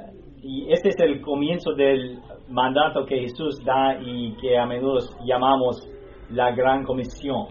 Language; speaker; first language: Spanish; non-native, fluent; English